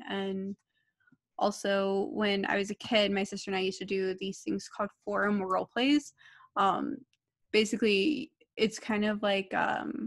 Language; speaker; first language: English; native; English